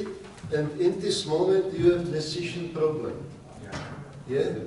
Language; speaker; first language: English; non-native, learner; Czech